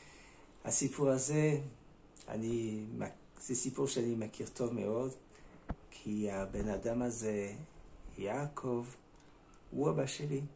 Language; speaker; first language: Hebrew; non-native, fluent; French